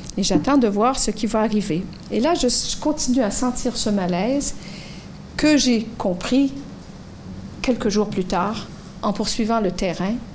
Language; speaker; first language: French; native; French